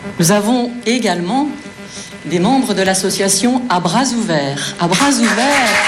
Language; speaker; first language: French; native; French